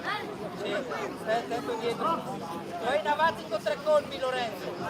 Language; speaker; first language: Italian; native; Italian